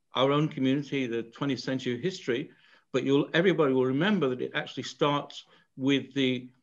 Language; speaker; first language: English; native; English